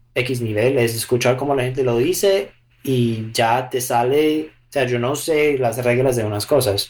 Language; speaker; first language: Spanish; non-native, fluent; English